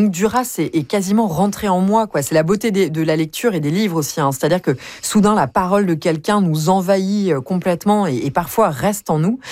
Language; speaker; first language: French; native; French